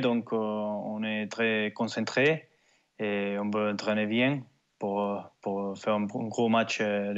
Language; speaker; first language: French; non-native, learner; Spanish